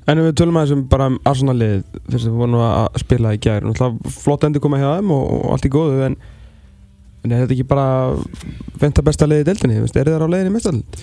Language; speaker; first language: Icelandic; native; Icelandic